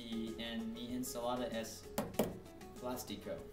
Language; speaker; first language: Spanish; non-native, learner; English